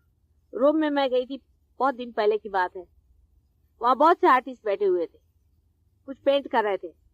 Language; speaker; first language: Hindi; non-native, local second language; Marathi